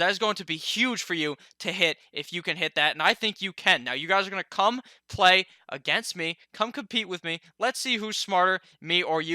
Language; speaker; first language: English; native; English